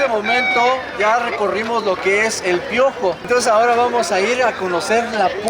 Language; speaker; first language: Spanish; native; Spanish